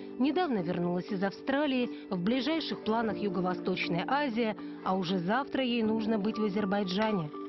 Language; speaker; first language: Russian; native; Russian